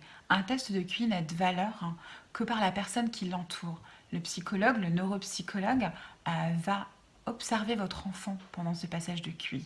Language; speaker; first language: French; native; French